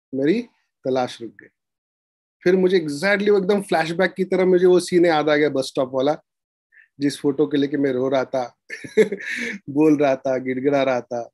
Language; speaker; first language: Hindi; non-native, local second language; Marathi